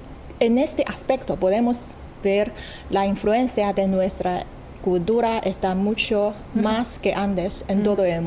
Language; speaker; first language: Spanish; non-native, fluent; Chinese